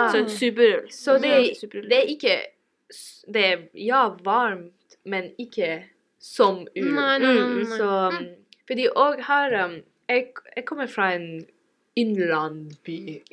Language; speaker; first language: Norwegian; non-native, fluent; English